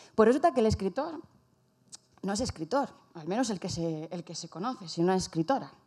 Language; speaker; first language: Spanish; native; Spanish